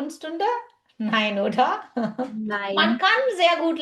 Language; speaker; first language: German; non-native, fluent; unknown